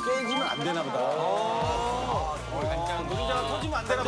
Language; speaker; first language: Korean; native; Korean